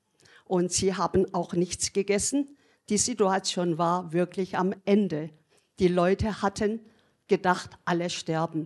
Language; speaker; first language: German; non-native, learner; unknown